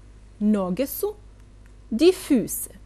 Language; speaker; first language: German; non-native, fluent; Bosnian